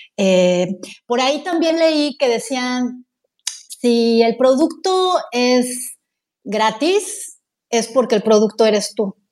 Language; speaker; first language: Spanish; native; Spanish